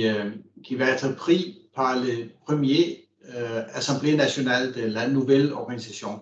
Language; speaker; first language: French; non-native, fluent; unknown